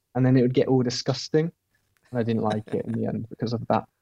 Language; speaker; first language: English; native; English